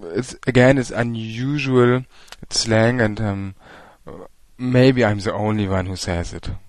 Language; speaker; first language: English; non-native, fluent; German